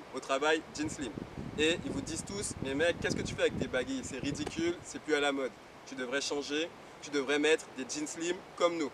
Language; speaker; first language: French; native; French